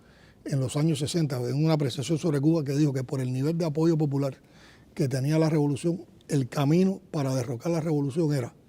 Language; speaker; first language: Spanish; native; Spanish